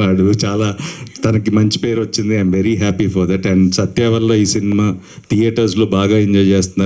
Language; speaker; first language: Telugu; native; Telugu